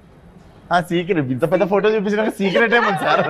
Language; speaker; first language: Telugu; native; Telugu